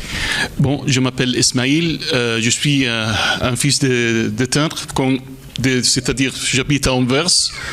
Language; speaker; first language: French; non-native, fluent; Arabic